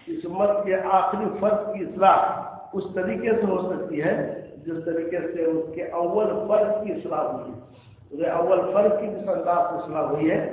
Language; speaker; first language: Urdu; native; Urdu